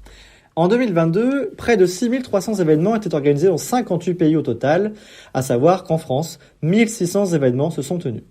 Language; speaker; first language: French; native; French